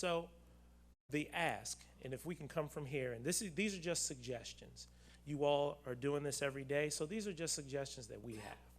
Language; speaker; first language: English; native; English